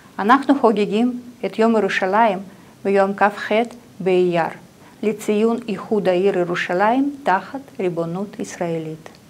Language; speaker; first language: Hebrew; non-native, fluent; Russian